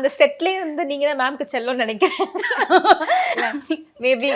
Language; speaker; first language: Tamil; native; Tamil